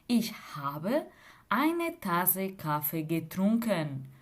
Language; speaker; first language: German; non-native, fluent; Spanish